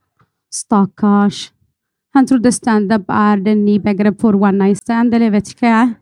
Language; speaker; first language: Norwegian; non-native, fluent; Arabic